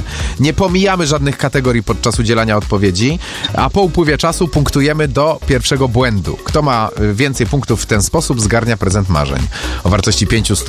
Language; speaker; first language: Polish; native; Polish